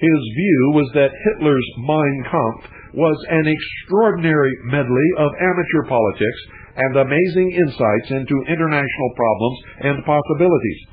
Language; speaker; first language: English; native; English